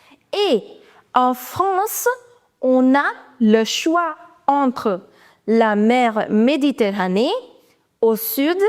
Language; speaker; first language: French; non-native, fluent; Hindi